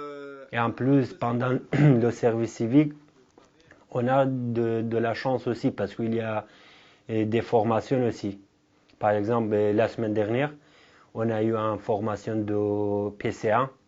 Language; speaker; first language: French; non-native, learner; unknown